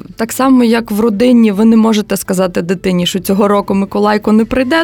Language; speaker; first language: Ukrainian; native; Ukrainian